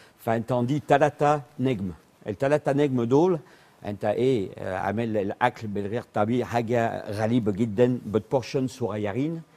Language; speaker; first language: Arabic; non-native, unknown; French